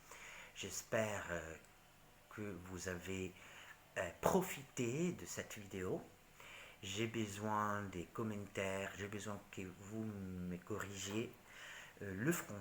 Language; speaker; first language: French; non-native, learner; Italian